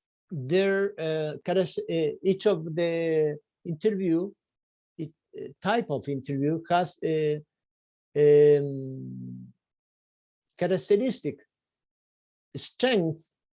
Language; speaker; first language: English; non-native, fluent; Spanish